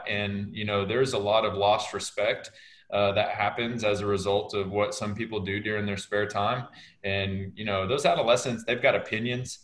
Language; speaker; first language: English; native; English